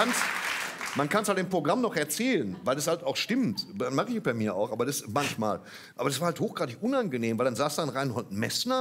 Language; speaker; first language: German; native; German